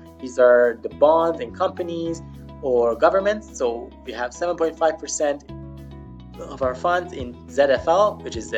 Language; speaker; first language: English; non-native, fluent; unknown